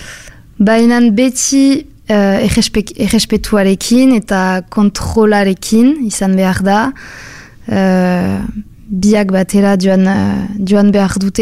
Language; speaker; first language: Basque; non-native, local second language; French